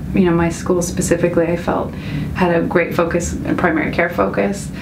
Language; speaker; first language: English; native; English